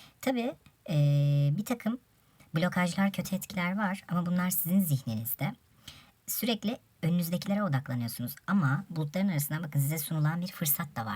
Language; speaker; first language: Turkish; native; Turkish